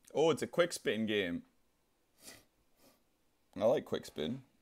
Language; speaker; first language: English; native; English